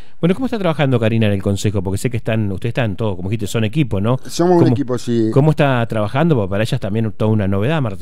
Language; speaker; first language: Spanish; native; Spanish